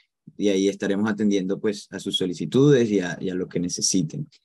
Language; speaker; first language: Spanish; native; Spanish